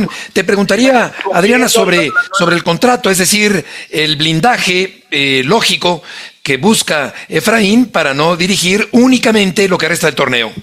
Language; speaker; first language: Spanish; native; Spanish